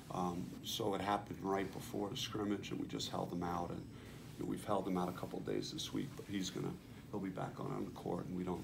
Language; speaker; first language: English; native; English